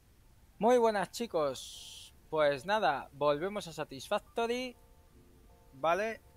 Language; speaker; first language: Spanish; native; Spanish